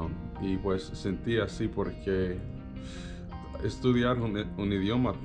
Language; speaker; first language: Spanish; non-native, learner; English